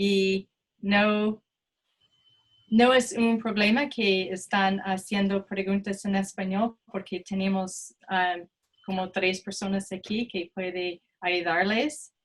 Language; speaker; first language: Spanish; non-native, fluent; English